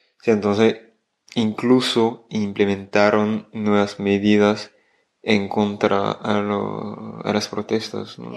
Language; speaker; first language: Spanish; non-native, fluent; French